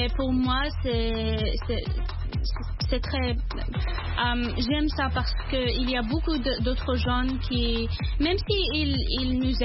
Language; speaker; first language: French; non-native, learner; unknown